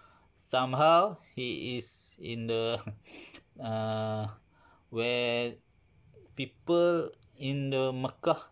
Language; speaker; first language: English; non-native, learner; Malay